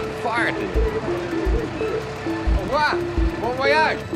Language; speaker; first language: French; non-native, learner; Dutch